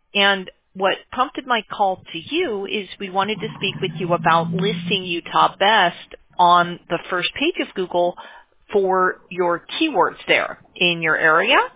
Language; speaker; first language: English; native; English